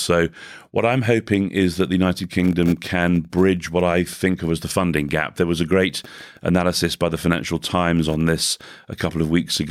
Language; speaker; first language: English; native; English